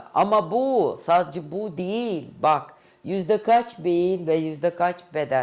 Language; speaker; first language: Turkish; non-native, fluent; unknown